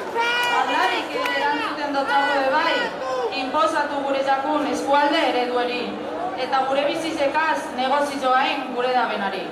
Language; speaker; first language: Basque; native; Basque